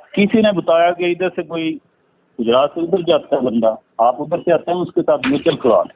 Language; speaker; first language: Urdu; non-native, local second language; Punjabi